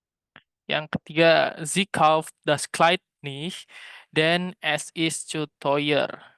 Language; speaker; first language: German; non-native, fluent; Indonesian